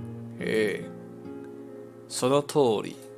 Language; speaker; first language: Japanese; non-native, learner; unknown